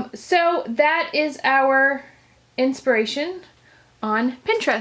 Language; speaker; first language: English; native; English